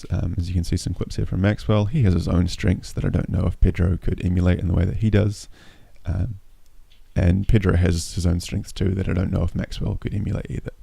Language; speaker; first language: English; native; English